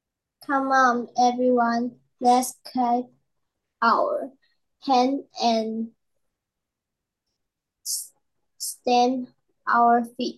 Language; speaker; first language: English; non-native, learner; Chinese